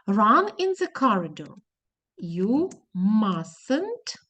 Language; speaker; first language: English; non-native, fluent; Ukrainian